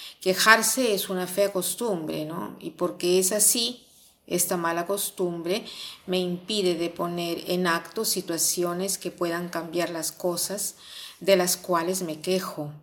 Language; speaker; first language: Spanish; non-native, fluent; Italian